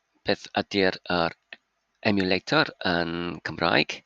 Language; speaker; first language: Welsh; non-native, fluent; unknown